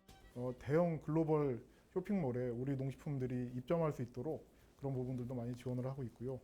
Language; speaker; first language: Korean; native; Korean